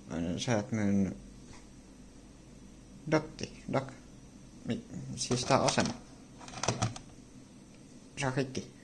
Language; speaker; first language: Finnish; non-native, learner; English